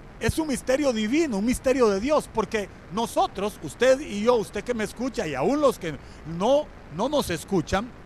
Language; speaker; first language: Spanish; native; Spanish